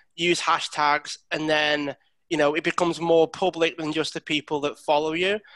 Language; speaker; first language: English; native; English